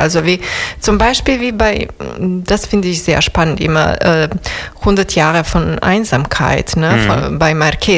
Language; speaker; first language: German; non-native, fluent; Serbian